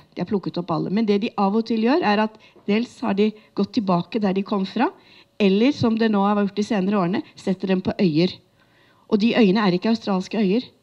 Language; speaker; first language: Norwegian; native; Norwegian